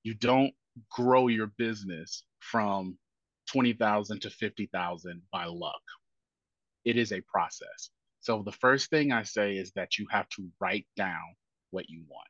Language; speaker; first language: English; native; English